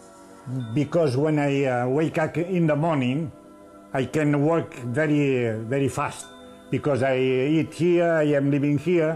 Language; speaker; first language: English; non-native, learner; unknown